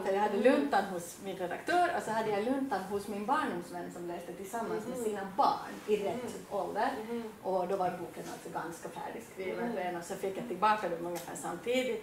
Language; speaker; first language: Swedish; native; Swedish